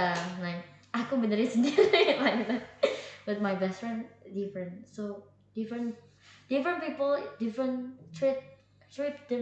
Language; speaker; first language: English; non-native, learner; Indonesian